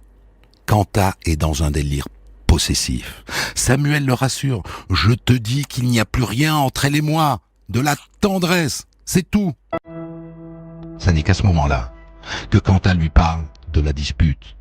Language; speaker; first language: French; native; French